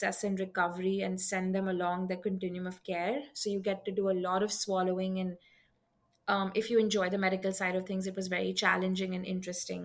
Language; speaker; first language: English; non-native, local second language; Hindi